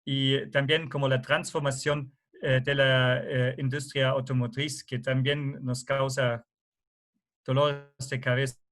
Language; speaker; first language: Spanish; non-native, fluent; German